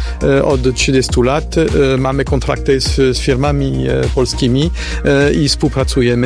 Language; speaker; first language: Polish; non-native, fluent; French